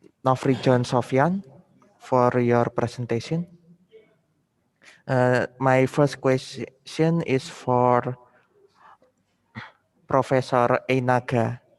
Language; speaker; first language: English; non-native, fluent; Indonesian